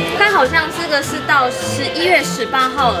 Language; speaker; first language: Chinese; native; Chinese